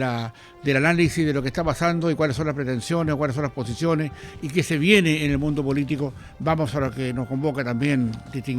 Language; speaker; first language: Spanish; native; Spanish